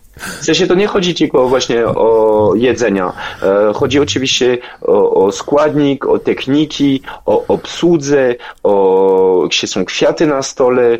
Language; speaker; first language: Polish; non-native, fluent; French